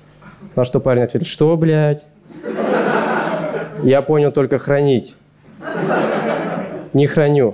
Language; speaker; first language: Russian; native; Russian